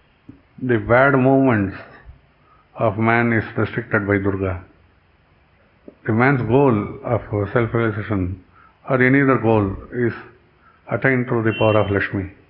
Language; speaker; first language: English; non-native, local second language; Kannada